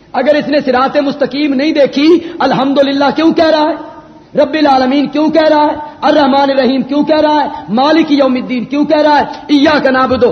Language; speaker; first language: Urdu; non-native, local second language; Punjabi